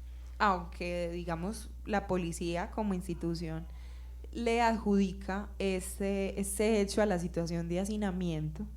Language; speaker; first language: Spanish; native; Spanish